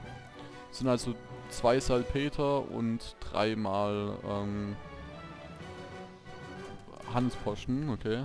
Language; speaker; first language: German; native; German